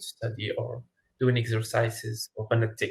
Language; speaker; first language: English; non-native, fluent; Arabic